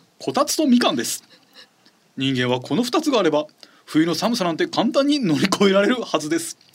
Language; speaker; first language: Japanese; native; Japanese